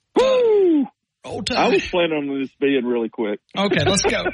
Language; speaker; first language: English; native; English